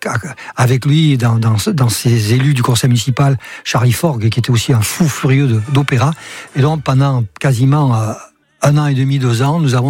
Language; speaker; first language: French; native; French